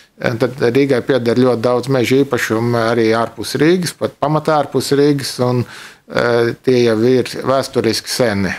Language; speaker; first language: Latvian; native; Latvian